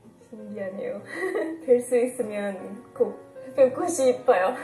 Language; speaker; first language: Korean; non-native, fluent; Indonesian